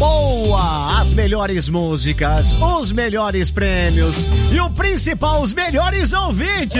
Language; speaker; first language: Portuguese; native; Portuguese